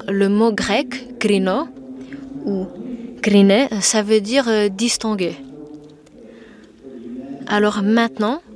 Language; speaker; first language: French; non-native, fluent; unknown